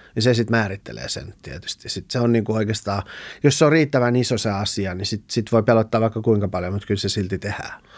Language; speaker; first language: Finnish; early bilingual, other home language; Persian